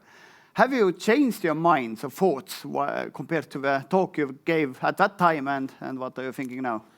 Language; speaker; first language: English; non-native, fluent; Estonian